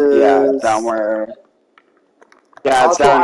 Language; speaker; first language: English; native; English